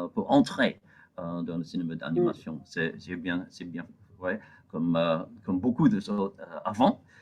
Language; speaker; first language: French; non-native, fluent; English